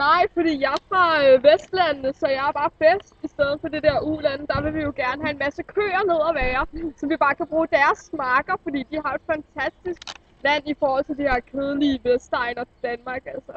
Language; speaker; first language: Danish; native; Danish